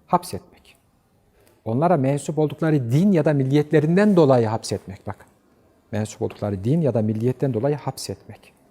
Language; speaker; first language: Turkish; native; Turkish